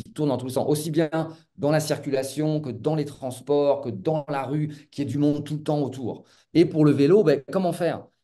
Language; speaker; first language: French; native; French